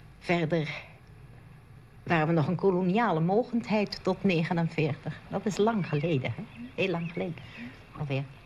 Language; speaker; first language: Dutch; native; Dutch